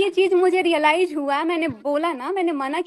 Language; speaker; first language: Hindi; native; Hindi